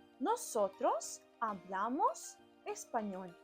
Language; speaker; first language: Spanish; non-native, fluent; Ukrainian